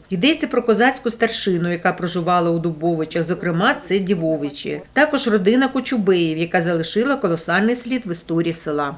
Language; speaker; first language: Ukrainian; native; Ukrainian